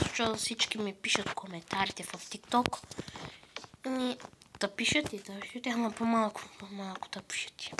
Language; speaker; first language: Bulgarian; non-native, local second language; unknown